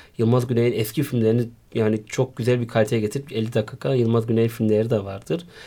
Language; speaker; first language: Turkish; early bilingual, heritage; Turkish